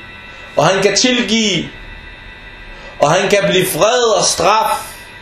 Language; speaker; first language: Danish; non-native, fluent; Arabic